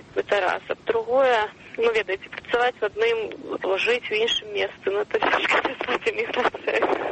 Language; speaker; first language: Belarusian; non-native, local second language; Russian